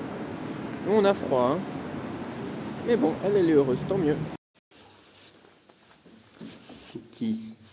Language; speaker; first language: French; native; French